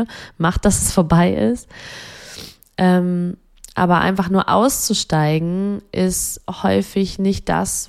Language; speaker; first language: German; native; German